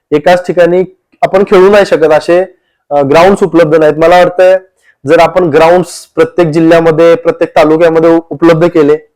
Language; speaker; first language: Marathi; native; Marathi